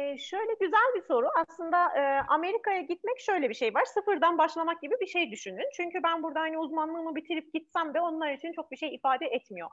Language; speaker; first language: Turkish; non-native, fluent; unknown